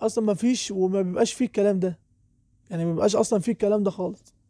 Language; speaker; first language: Arabic; native; Arabic